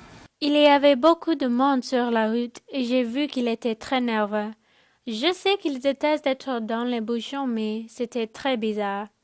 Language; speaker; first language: French; non-native, learner; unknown